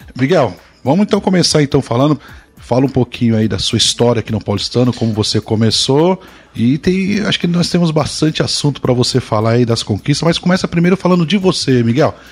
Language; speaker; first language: Portuguese; native; Portuguese